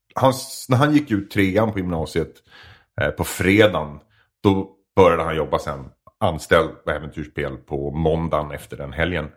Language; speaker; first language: Swedish; native; Swedish